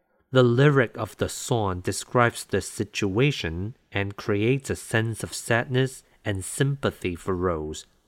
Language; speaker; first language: English; non-native, fluent; Chinese